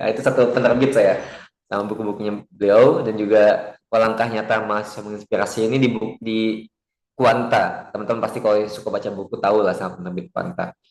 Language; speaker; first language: Indonesian; native; Indonesian